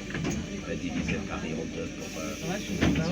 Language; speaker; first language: French; early bilingual, heritage; English